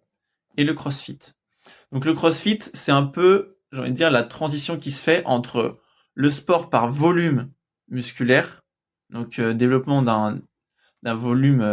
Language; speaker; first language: French; native; French